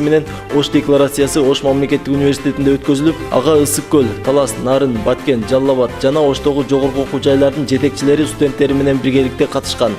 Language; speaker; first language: Kyrgyz; native; Kyrgyz